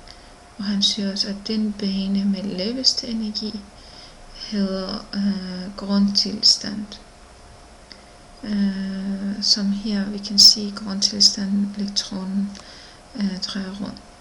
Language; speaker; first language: Danish; non-native, learner; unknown